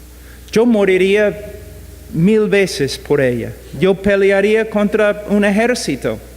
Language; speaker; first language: Spanish; non-native, fluent; English